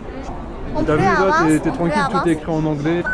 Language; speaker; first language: French; native; French